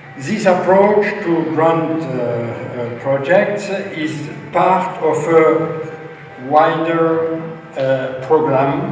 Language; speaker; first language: English; non-native, fluent; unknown